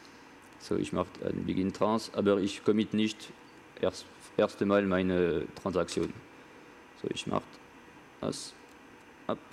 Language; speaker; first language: German; non-native, learner; French